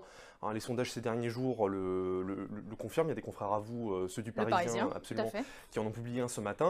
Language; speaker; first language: French; native; French